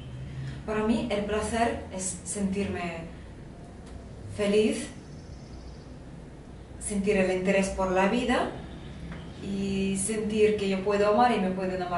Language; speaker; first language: Spanish; non-native, fluent; Russian